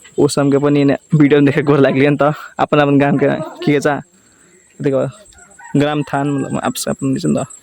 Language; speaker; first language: Nepali; non-native, local second language; Rana Tharu